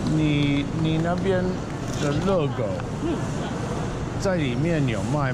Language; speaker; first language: Chinese; non-native, fluent; English